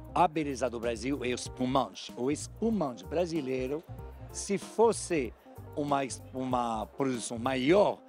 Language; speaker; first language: Portuguese; non-native, fluent; French